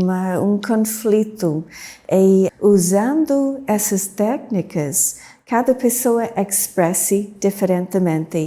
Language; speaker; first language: Portuguese; non-native, fluent; English